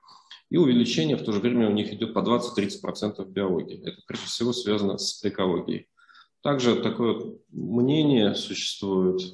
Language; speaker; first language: Russian; native; Russian